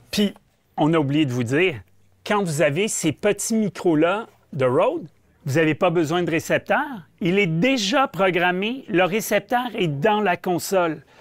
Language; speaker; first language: French; native; French